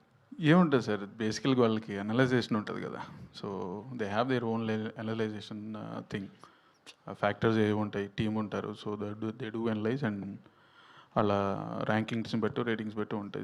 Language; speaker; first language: Telugu; native; Telugu